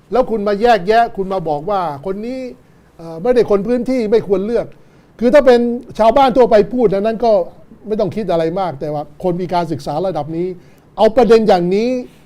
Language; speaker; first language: Thai; native; Thai